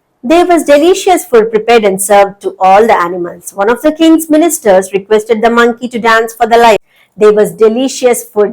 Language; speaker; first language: English; non-native, local second language; Telugu